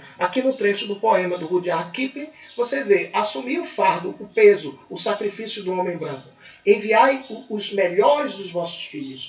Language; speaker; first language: Portuguese; native; Portuguese